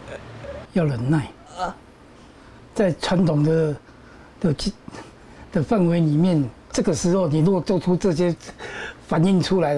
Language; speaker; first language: Chinese; native; Chinese